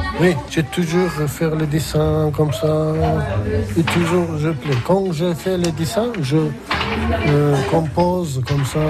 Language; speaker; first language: French; non-native, learner; Russian